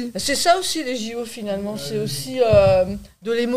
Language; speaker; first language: French; native; French